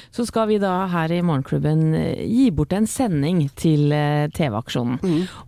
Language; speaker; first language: Norwegian; native; Norwegian